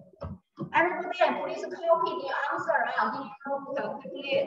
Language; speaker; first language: English; non-native, learner; Chinese